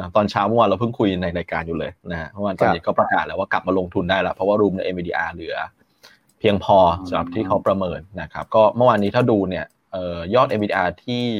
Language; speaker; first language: Thai; non-native, local second language; Chinese